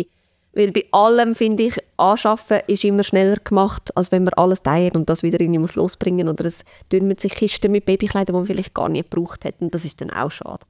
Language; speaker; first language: German; native; German